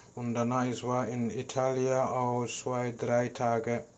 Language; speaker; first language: German; non-native, learner; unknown